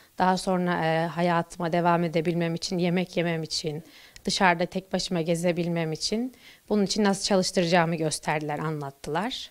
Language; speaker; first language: Turkish; native; Turkish